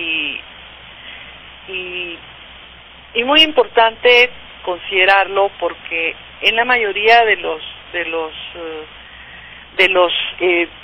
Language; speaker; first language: Spanish; native; Spanish